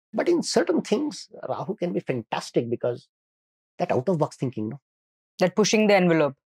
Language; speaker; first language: English; non-native, local second language; Kannada